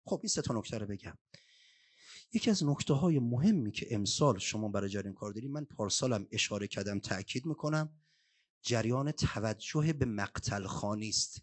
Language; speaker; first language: Persian; native; Persian